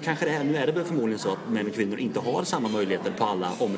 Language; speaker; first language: Swedish; native; Swedish